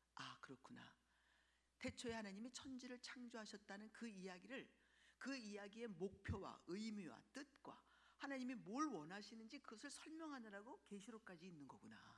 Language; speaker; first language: Korean; early bilingual, heritage; Korean